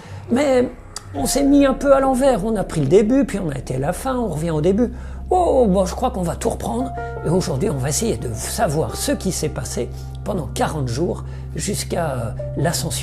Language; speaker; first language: French; native; French